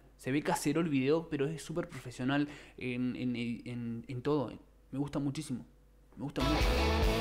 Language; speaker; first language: Spanish; native; Spanish